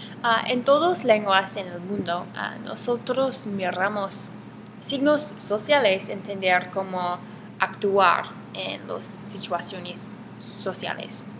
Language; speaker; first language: Spanish; non-native, learner; English